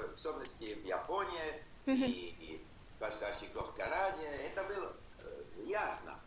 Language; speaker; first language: Russian; non-native, learner; English